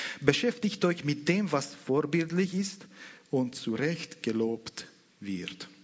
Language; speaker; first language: German; non-native, fluent; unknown